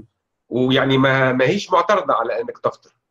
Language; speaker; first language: Arabic; native; Arabic